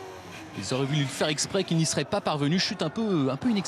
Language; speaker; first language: French; native; French